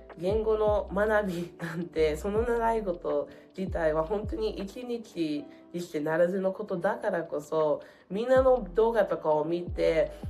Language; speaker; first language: Japanese; non-native, fluent; English